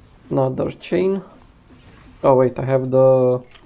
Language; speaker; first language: English; non-native, fluent; Romanian